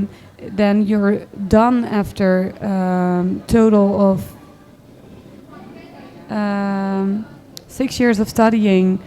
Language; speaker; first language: English; non-native, fluent; Dutch